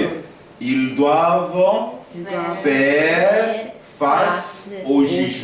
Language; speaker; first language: French; non-native, fluent; Korean